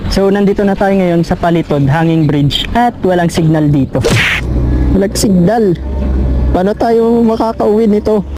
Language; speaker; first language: Filipino; non-native, local second language; Iloko